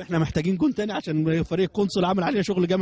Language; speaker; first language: Arabic; native; Arabic